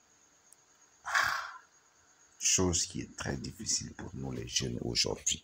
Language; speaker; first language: French; non-native, local second language; Mossi